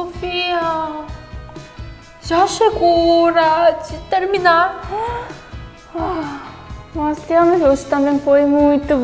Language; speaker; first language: Portuguese; non-native, fluent; Korean